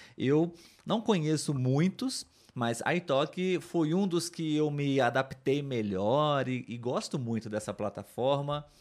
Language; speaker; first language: Portuguese; native; Portuguese